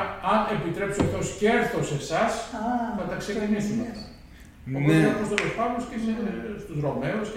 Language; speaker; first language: Greek; native; Greek